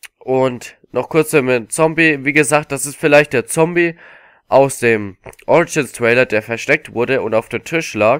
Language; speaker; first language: German; native; German